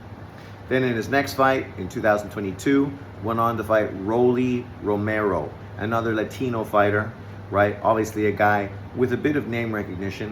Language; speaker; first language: English; native; English